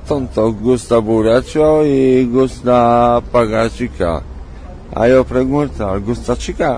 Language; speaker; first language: Spanish; non-native, learner; Polish